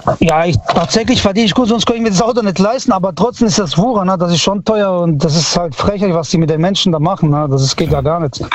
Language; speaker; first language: German; early bilingual, other home language; Italian